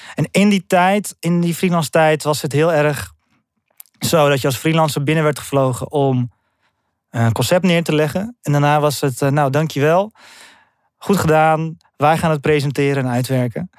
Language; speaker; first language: Dutch; early bilingual, other home language; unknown